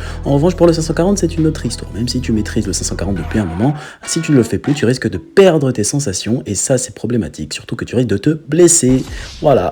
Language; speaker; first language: French; native; French